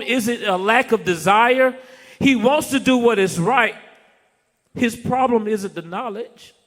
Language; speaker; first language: English; native; English